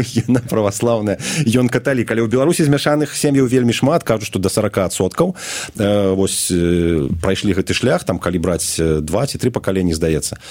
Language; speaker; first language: Belarusian; non-native, local second language; Russian